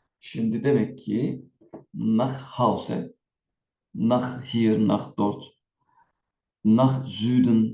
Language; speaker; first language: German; non-native, fluent; Turkish